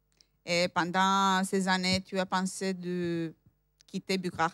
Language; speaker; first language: French; non-native, fluent; Romanian